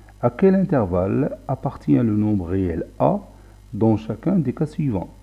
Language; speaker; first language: French; non-native, local second language; Arabic